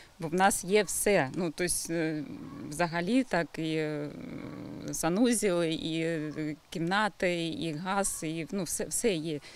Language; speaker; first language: Ukrainian; non-native, local second language; Russian